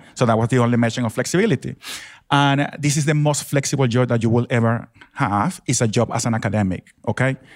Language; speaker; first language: English; non-native, fluent; Spanish